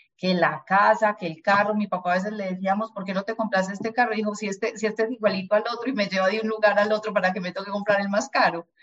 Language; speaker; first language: Spanish; early bilingual, other home language; German